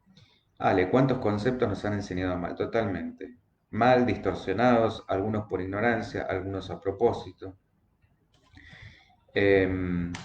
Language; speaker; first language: Spanish; native; Spanish